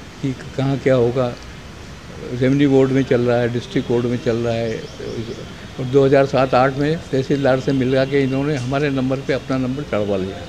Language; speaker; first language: Hindi; native; Hindi